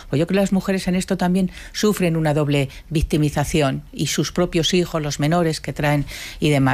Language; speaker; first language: Spanish; native; Spanish